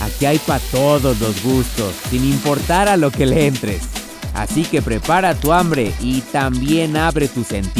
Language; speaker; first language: Spanish; native; Spanish